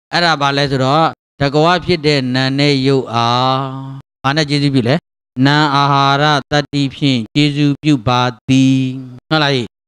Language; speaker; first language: Burmese; native; Burmese